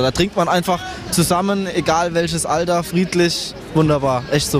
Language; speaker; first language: German; native; German